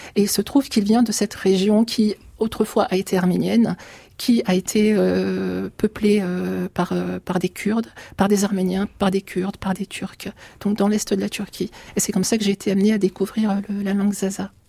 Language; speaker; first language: French; early bilingual, other home language; Arabic